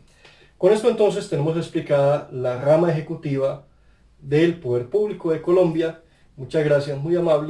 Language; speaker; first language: Spanish; native; Spanish